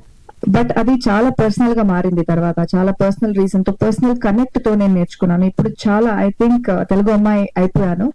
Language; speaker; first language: Telugu; non-native, learner; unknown